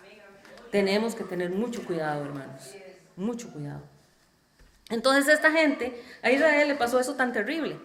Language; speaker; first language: Spanish; native; Spanish